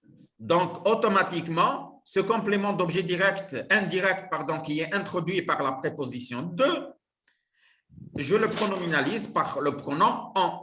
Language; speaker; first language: French; non-native, local second language; Arabic